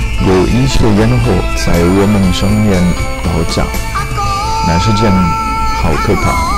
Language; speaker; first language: Chinese; non-native, learner; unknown